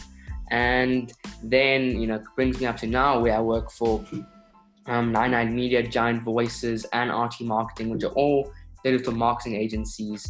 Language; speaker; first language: English; native; English